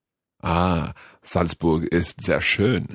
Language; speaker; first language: German; non-native, learner; English